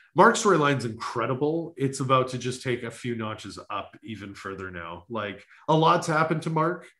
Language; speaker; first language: English; native; English